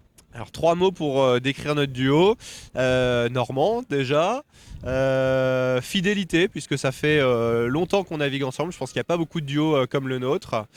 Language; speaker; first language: French; native; French